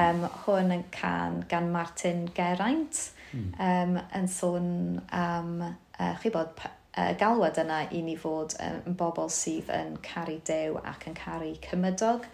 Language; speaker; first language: Welsh; native; Welsh